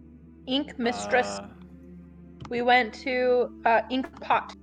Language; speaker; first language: English; native; English